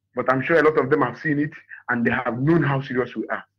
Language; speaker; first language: English; non-native, local second language; Igbo